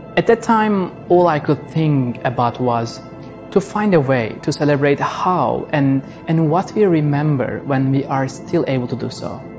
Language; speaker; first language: English; non-native, fluent; Turkish